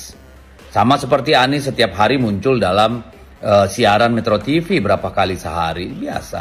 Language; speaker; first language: Indonesian; native; Indonesian